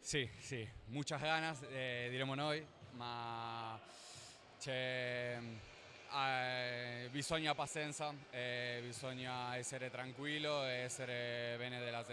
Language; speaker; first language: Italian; non-native, learner; Spanish